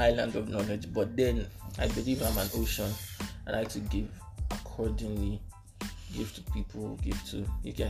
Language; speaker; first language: English; non-native, local second language; Yoruba